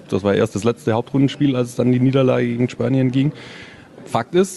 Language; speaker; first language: German; native; German